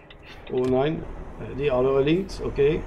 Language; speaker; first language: German; non-native, learner; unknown